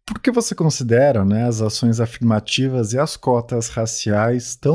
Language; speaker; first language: Portuguese; native; Portuguese